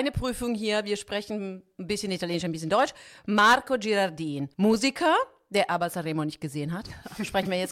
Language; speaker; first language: German; non-native, fluent; Italian